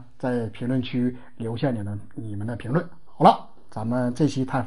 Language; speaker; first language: Chinese; native; Chinese